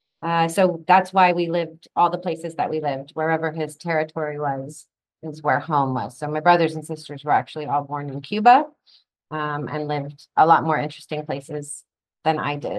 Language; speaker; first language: English; native; English